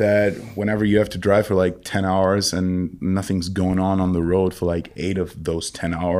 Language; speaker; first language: English; non-native, fluent; German